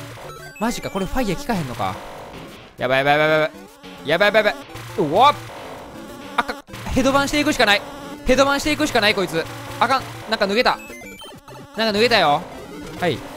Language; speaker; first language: Japanese; native; Japanese